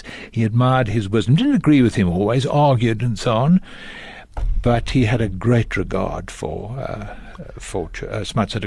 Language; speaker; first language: English; native; English